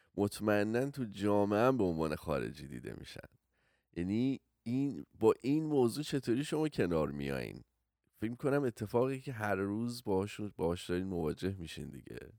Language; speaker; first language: Persian; native; Persian